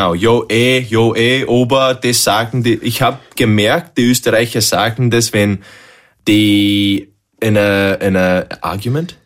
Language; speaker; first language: German; non-native, learner; English